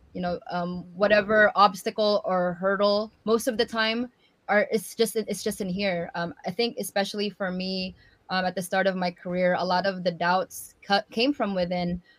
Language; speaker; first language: English; early bilingual, other home language; Waray